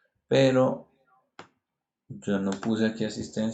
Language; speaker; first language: Spanish; native; Spanish